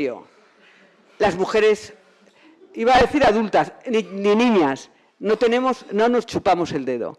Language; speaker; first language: Spanish; native; Spanish